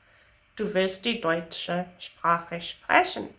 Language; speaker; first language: German; non-native, fluent; English